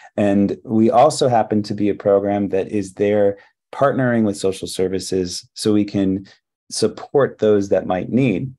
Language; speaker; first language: English; early bilingual, other home language; Hebrew